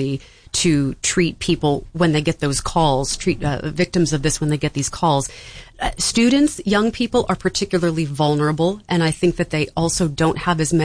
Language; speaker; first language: English; native; English